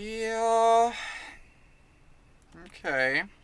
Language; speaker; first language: English; native; English